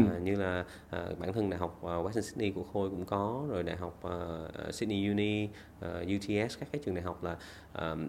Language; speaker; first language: Vietnamese; native; Vietnamese